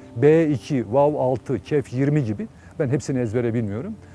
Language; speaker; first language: Turkish; native; Turkish